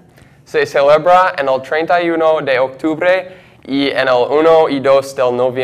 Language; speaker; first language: Spanish; non-native, learner; English